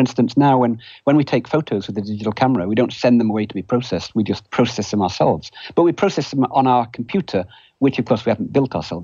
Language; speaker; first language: English; native; English